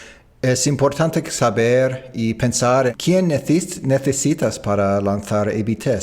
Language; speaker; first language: Spanish; non-native, fluent; English